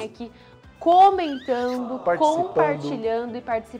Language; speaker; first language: Portuguese; native; Portuguese